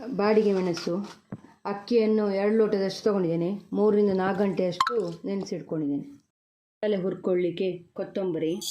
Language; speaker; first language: Kannada; non-native, local second language; Tulu